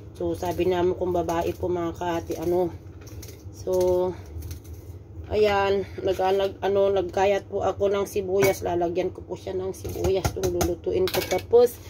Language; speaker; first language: Filipino; non-native, local second language; Iloko